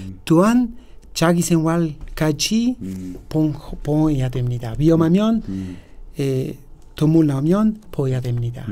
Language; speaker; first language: Korean; non-native, fluent; Italian